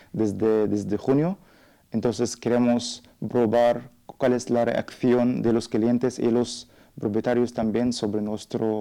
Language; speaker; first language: Spanish; non-native, learner; Arabic